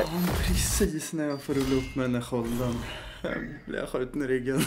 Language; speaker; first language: Swedish; native; Swedish